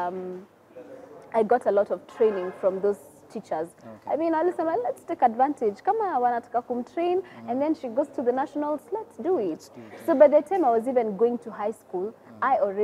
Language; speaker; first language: English; non-native, local second language; Kikuyu